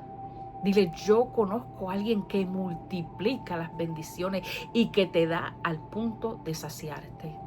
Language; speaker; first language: Spanish; native; Spanish